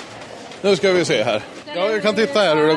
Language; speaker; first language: Swedish; native; Swedish